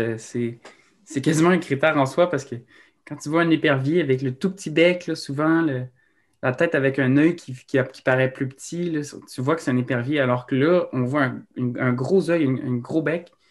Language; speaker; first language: French; native; French